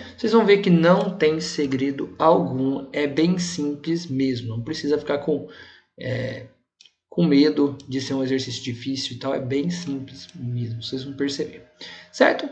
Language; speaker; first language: Portuguese; native; Portuguese